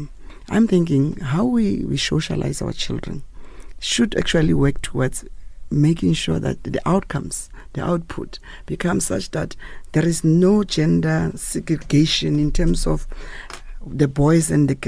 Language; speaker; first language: English; non-native, local second language; Tswana